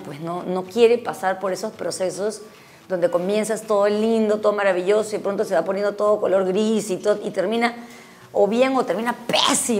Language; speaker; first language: Spanish; native; Spanish